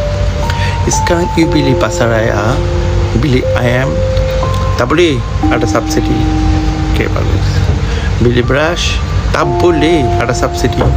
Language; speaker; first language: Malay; non-native, learner; Bangla